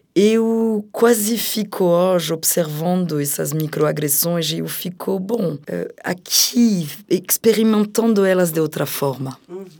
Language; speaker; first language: Portuguese; non-native, fluent; French